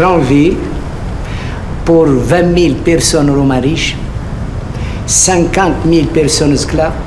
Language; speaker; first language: French; non-native, learner; Arabic